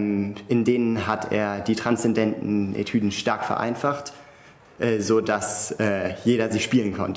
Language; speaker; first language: German; native; German